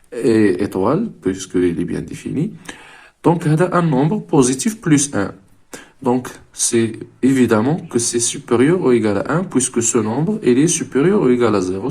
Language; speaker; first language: French; non-native, local second language; Arabic